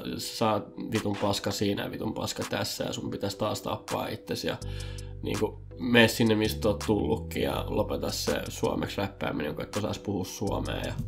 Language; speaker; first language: Finnish; early bilingual, other home language; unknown